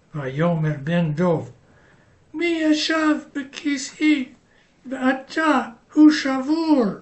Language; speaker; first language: Hebrew; non-native, learner; English